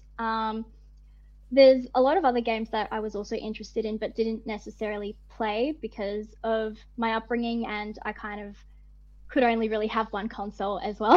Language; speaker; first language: English; native; English